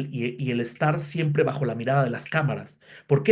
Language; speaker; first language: Spanish; native; Spanish